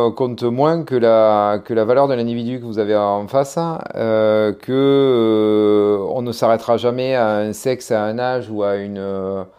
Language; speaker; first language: French; native; French